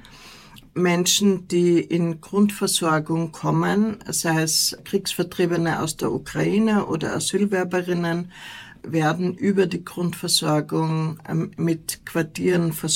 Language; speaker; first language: German; native; German